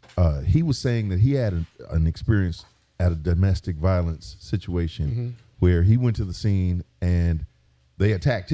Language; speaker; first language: English; native; English